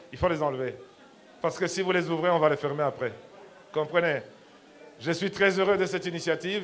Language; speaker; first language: French; non-native, local second language; Lingala